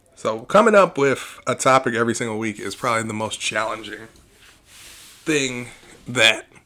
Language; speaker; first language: English; native; English